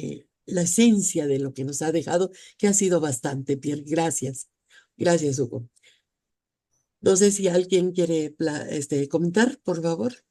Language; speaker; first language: Spanish; native; Spanish